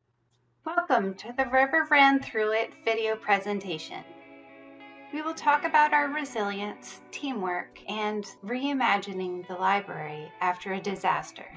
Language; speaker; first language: English; native; English